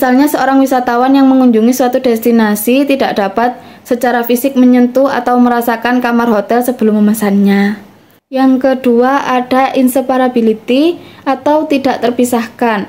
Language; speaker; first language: Indonesian; native; Indonesian